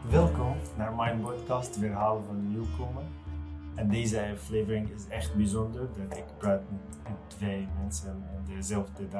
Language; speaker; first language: Dutch; non-native, learner; Arabic